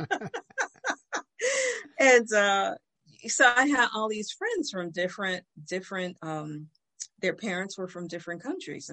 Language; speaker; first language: English; native; English